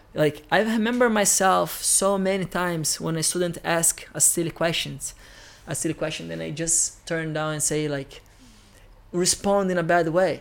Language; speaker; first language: English; non-native, fluent; Portuguese